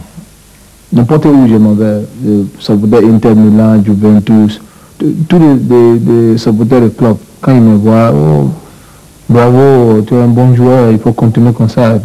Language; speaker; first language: French; non-native, fluent; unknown